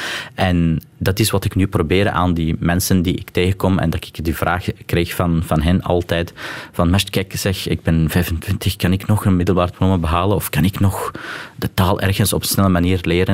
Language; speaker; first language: Dutch; non-native, local second language; Arabic